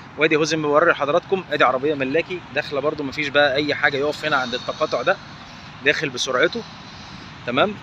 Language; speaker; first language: Egyptian Arabic; native; Egyptian Arabic